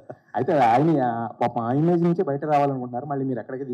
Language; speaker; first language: Telugu; native; Telugu